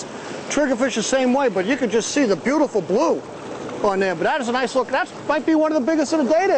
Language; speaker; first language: English; native; English